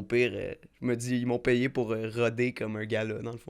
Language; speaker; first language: French; native; French